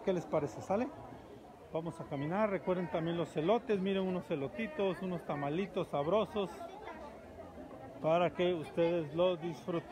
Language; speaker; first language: Spanish; native; Spanish